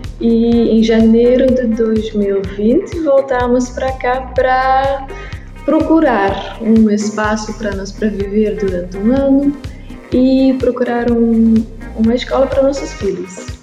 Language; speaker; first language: Portuguese; non-native, learner; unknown